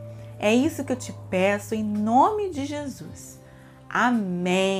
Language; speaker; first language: Portuguese; native; Portuguese